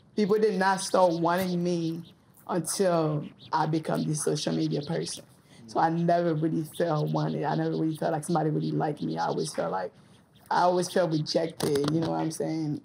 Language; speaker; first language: English; early bilingual, other home language; Haitian Creole